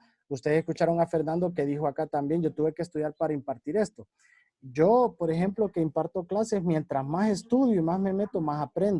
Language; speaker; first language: Spanish; native; Spanish